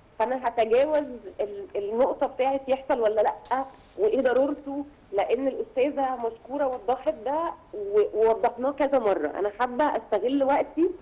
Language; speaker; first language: Arabic; native; Arabic